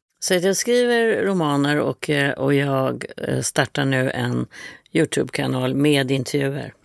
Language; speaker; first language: Swedish; native; Swedish